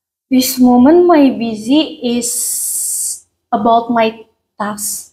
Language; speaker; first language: English; non-native, learner; Indonesian